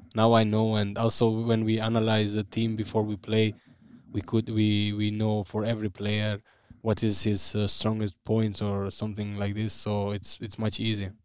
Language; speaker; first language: English; non-native, fluent; Albanian